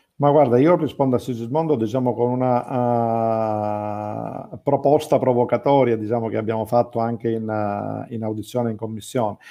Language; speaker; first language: Italian; native; Italian